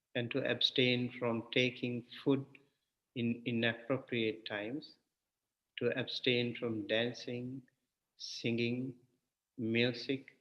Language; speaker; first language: English; non-native, local second language; Sinhala